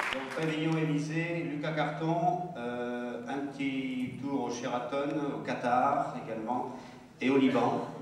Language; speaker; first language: French; native; French